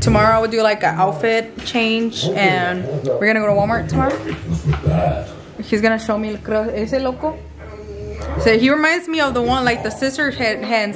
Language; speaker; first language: English; early bilingual, other home language; Spanish